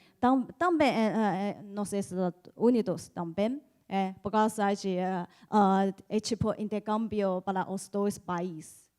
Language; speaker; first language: Portuguese; non-native, learner; Chinese